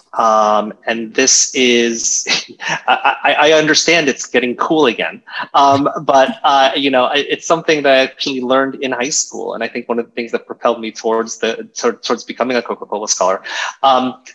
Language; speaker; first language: English; native; English